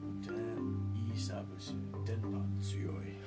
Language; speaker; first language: Japanese; non-native, learner; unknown